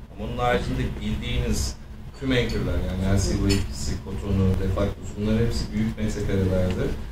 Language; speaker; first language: Turkish; native; Turkish